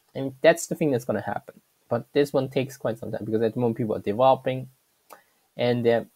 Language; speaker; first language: English; non-native, fluent; German